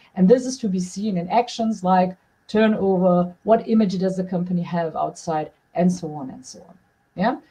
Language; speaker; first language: English; non-native, fluent; German